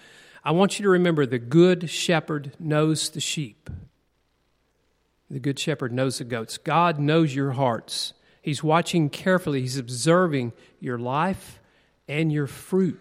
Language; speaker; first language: English; native; English